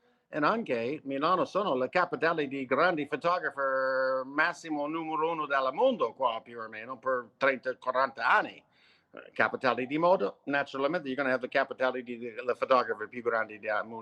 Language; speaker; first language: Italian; non-native, learner; English